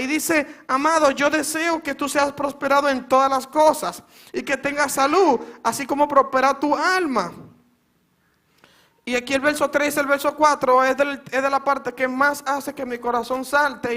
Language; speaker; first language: Spanish; native; Spanish